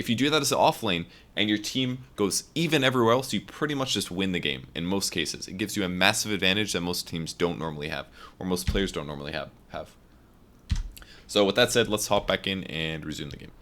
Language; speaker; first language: English; native; English